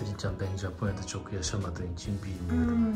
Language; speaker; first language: Turkish; non-native, fluent; Japanese